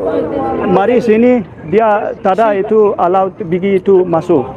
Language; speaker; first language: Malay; non-native, learner; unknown